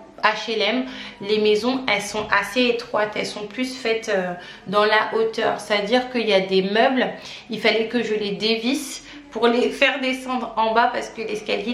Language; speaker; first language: French; native; French